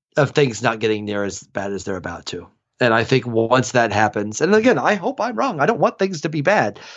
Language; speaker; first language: English; native; English